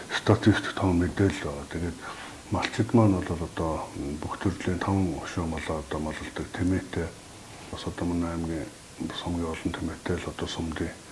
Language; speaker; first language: Mongolian; native; Mongolian